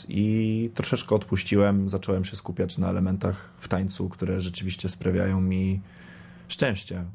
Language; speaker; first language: Polish; early bilingual, other home language; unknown